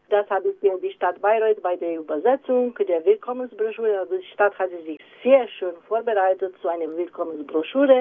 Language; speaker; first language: German; non-native, fluent; Romanian